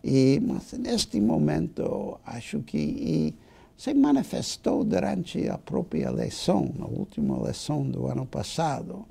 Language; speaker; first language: Portuguese; non-native, fluent; English